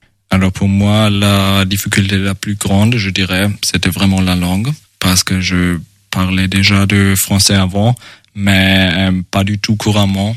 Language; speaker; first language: French; non-native, fluent; German